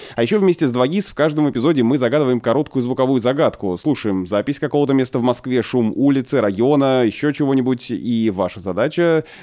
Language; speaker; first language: Russian; native; Russian